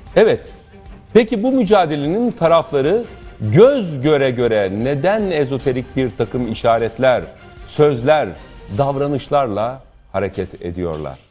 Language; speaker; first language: Turkish; native; Turkish